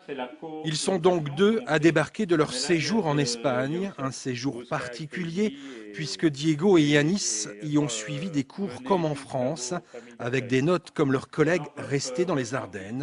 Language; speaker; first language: French; native; French